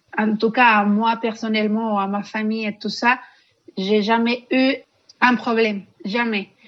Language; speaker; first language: French; non-native, fluent; Spanish